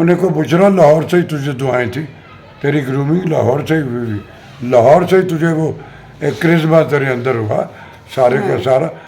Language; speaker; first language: Urdu; non-native, local second language; Punjabi